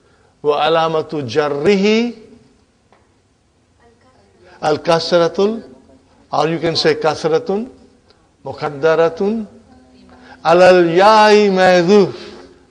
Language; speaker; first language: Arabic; non-native, fluent; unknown